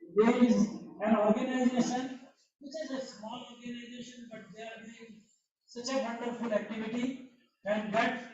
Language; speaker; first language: English; non-native, local second language; Gujarati